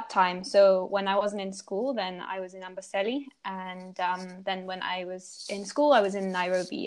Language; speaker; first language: English; native; English